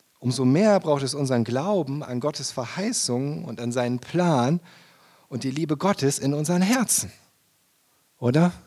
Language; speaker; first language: German; native; German